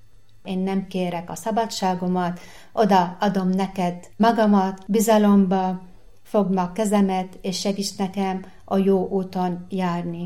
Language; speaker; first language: Hungarian; non-native, learner; Arabic